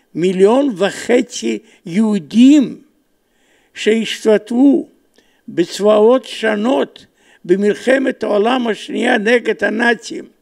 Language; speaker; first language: Hebrew; non-native, fluent; Romanian